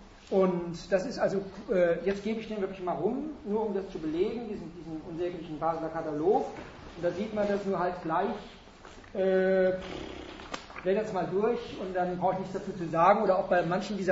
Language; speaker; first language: German; native; German